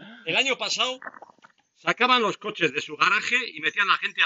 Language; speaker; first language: Spanish; native; Spanish